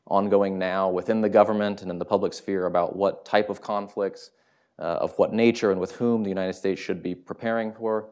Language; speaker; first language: English; native; English